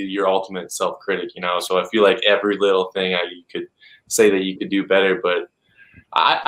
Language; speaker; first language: English; native; English